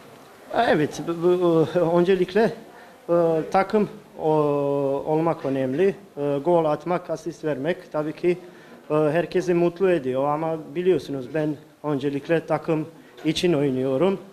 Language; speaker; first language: Turkish; non-native, fluent; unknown